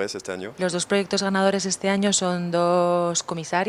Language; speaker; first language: Spanish; native; Spanish